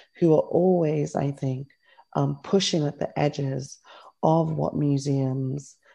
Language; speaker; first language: English; native; English